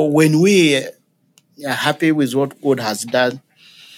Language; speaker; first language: English; non-native, local second language; Ganda